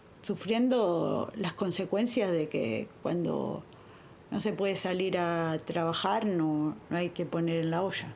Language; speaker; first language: Spanish; native; Spanish